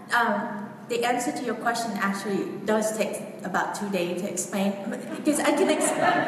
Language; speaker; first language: English; non-native, fluent; Vietnamese